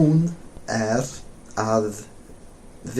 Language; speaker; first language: Icelandic; non-native, learner; English